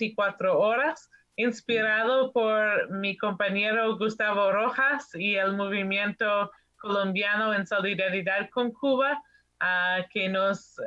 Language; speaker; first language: Spanish; non-native, learner; English